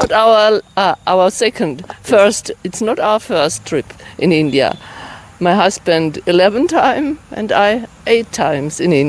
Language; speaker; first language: English; non-native, learner; German